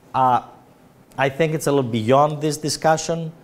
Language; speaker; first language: English; non-native, fluent; Greek